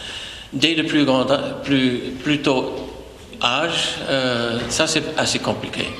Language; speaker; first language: French; non-native, fluent; English